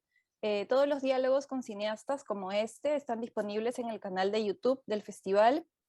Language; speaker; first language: Spanish; native; Spanish